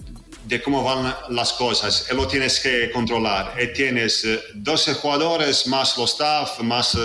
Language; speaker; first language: Spanish; non-native, fluent; Italian